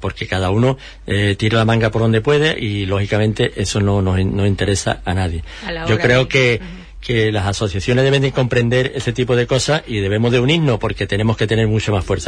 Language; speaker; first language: Spanish; native; Spanish